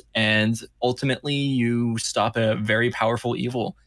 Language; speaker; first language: English; native; English